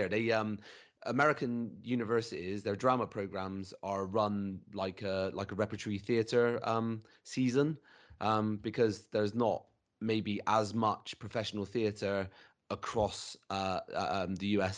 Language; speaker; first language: English; native; English